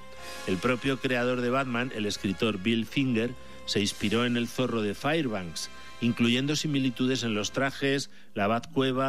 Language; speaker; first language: Spanish; native; Spanish